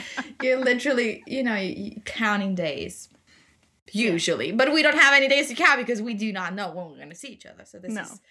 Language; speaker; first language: English; non-native, fluent; German